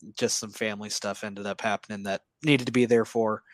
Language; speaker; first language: English; native; English